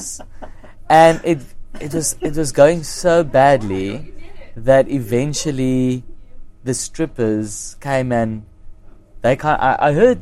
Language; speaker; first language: English; non-native, local second language; Afrikaans